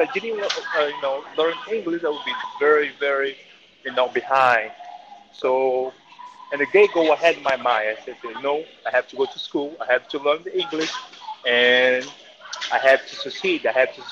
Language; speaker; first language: English; non-native, fluent; Portuguese